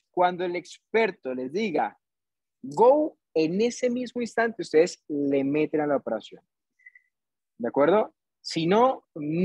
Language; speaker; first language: Spanish; native; Spanish